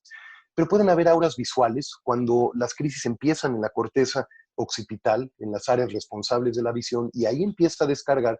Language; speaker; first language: Spanish; native; Spanish